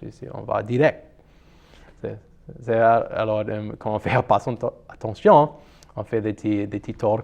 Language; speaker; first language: French; non-native, local second language; English